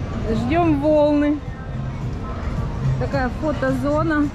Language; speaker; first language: Russian; native; Russian